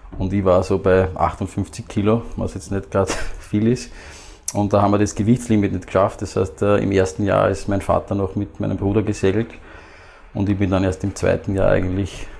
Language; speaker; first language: German; native; German